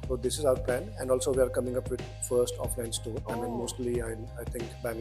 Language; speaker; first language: English; non-native, local second language; Hindi